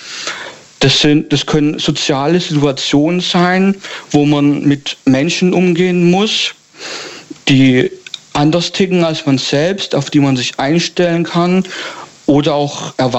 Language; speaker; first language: German; native; German